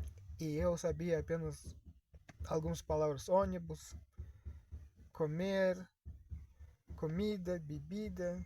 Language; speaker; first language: Portuguese; non-native, fluent; Russian